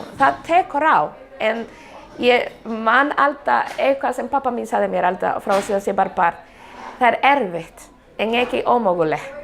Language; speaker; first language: Icelandic; non-native, fluent; Spanish